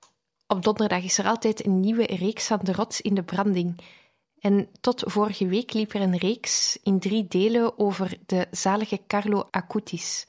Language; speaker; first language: Dutch; native; Dutch